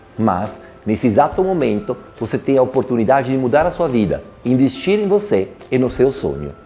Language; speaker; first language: Portuguese; non-native, fluent; Italian